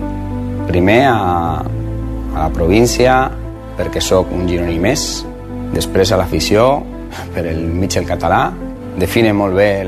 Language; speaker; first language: Catalan; non-native, fluent; Spanish